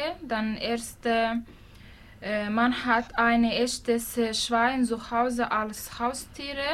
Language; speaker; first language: German; non-native, learner; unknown